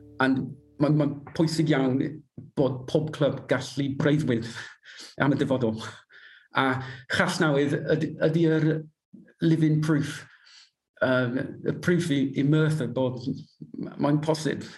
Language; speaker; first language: Welsh; non-native, learner; English